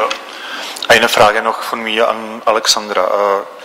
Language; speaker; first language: German; non-native, fluent; Czech